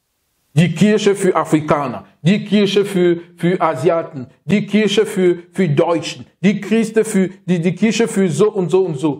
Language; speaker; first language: German; non-native, learner; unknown